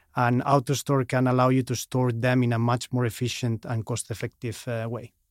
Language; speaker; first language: English; non-native, fluent; Spanish